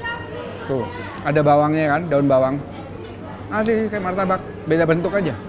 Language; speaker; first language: Indonesian; native; Indonesian